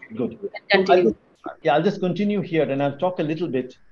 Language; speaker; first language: English; non-native, local second language; Bangla